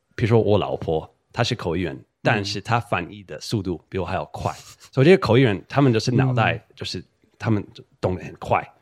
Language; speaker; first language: Chinese; non-native, fluent; English